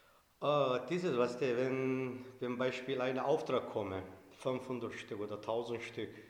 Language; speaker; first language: German; non-native, learner; Turkish